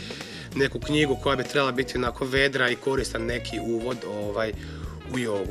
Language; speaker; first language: Croatian; native; Croatian